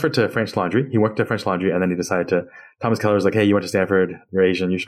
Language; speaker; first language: English; native; English